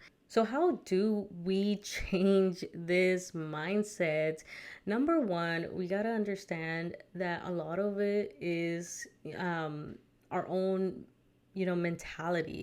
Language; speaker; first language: English; early bilingual, other home language; Spanish